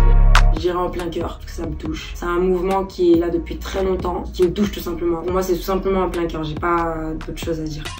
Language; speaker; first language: French; native; French